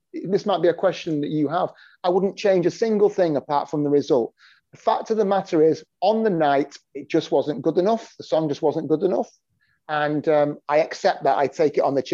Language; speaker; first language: English; native; English